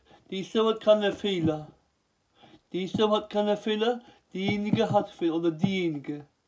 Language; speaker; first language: German; non-native, learner; Turkish